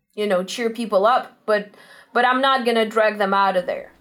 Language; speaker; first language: English; non-native, fluent; Russian